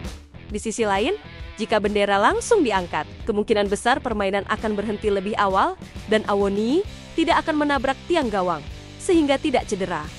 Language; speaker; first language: Indonesian; native; Indonesian